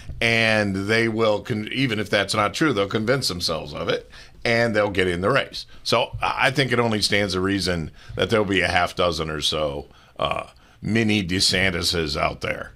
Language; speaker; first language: English; native; English